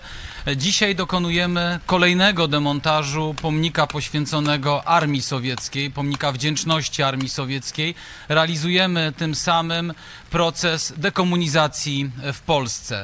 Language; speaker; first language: Polish; native; Polish